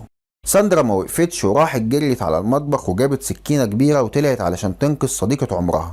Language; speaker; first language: Arabic; native; Arabic